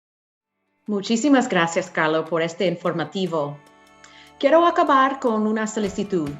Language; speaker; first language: Spanish; non-native, learner; English